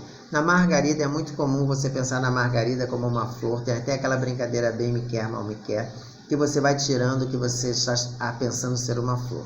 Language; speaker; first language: Portuguese; native; Portuguese